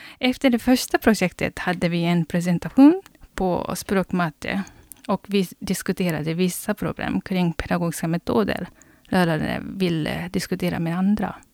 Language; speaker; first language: Swedish; non-native, fluent; Japanese